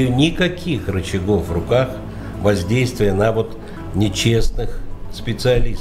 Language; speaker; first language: Russian; native; Russian